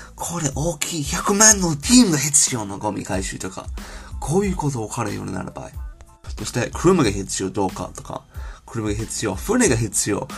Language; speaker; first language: Japanese; non-native, learner; English